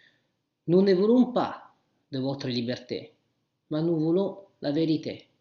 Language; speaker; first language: French; non-native, learner; Italian